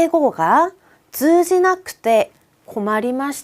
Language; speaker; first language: Japanese; non-native, fluent; Korean